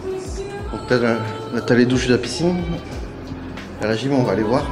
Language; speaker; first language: French; native; French